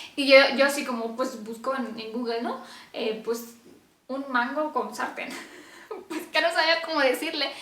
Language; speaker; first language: Spanish; non-native, fluent; Romanian